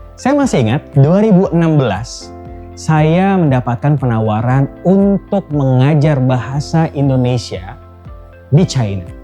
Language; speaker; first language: Indonesian; native; Indonesian